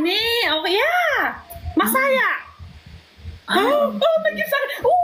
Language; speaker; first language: Filipino; non-native, learner; Chinese